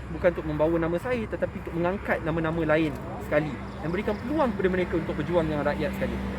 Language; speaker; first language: Malay; native; Malay